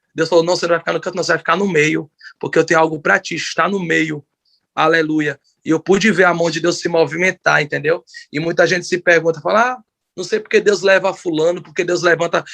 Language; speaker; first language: Portuguese; native; Portuguese